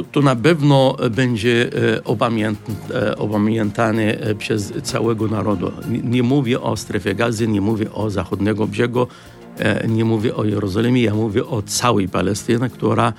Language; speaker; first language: Polish; non-native, fluent; Arabic